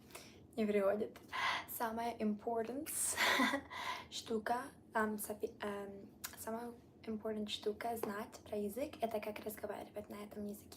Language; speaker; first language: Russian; early bilingual, heritage; Italian